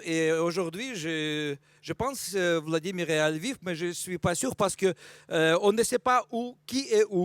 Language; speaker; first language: French; non-native, fluent; Russian